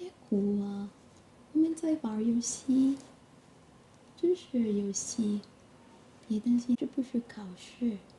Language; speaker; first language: Chinese; non-native, learner; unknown